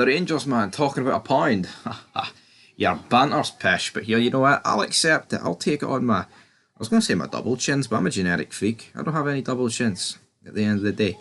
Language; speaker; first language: English; native; English